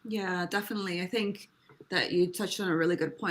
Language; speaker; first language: English; native; English